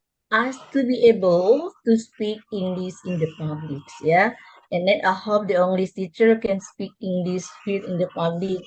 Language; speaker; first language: English; non-native, learner; Indonesian